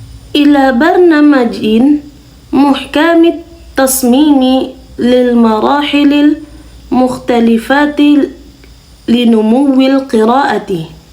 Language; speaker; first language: Arabic; non-native, learner; Indonesian